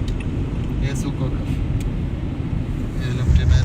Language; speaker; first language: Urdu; non-native, learner; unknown